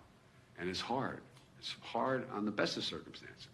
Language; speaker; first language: English; native; English